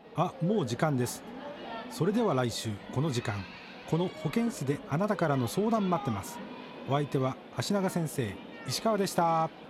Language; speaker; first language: Japanese; native; Japanese